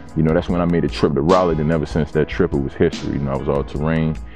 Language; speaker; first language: English; native; English